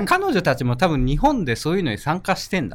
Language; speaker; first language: Japanese; native; Japanese